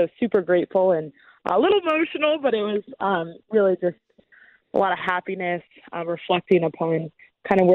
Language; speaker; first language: English; native; English